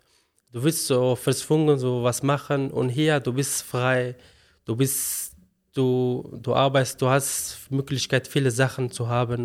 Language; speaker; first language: German; non-native, learner; Arabic